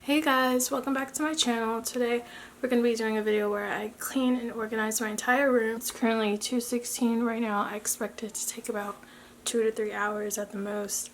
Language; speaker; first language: English; native; English